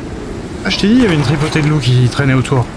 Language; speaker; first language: French; native; French